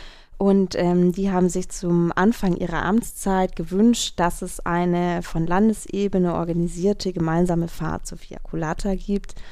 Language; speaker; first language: German; native; German